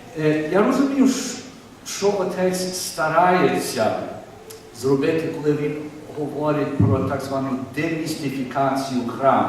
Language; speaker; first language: Ukrainian; early bilingual, heritage; Ukrainian